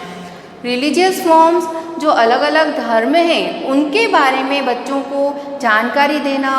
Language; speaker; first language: Hindi; native; Hindi